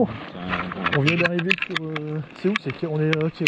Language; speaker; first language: French; native; French